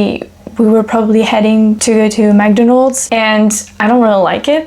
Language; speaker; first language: English; non-native, fluent; French